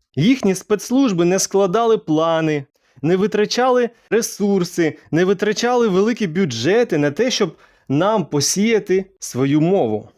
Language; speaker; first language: Ukrainian; non-native, local second language; Russian